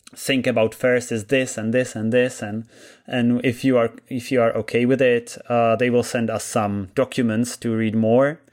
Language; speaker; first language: English; non-native, fluent; Czech